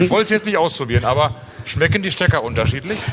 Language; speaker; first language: German; native; German